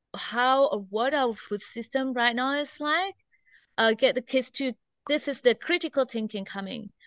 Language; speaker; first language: English; non-native, fluent; Indonesian